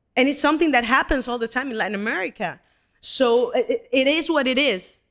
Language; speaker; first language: English; non-native, fluent; Spanish